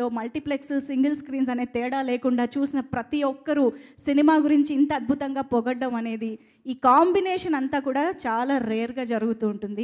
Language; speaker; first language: Telugu; native; Telugu